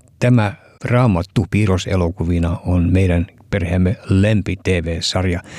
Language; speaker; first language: Finnish; early bilingual, heritage; Finnish